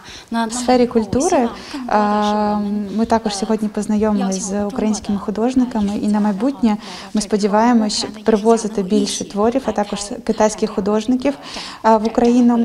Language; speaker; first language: Ukrainian; non-native, fluent; Chinese